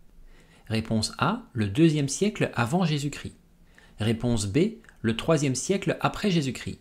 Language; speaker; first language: French; native; French